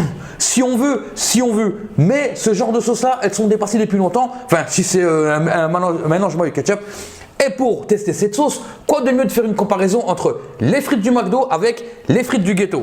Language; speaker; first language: French; native; French